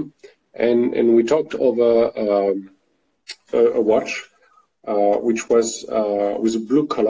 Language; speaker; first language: English; non-native, fluent; French